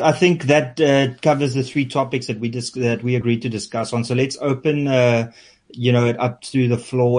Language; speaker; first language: English; non-native, local second language; Afrikaans